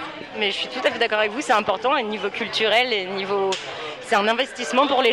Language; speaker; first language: French; native; French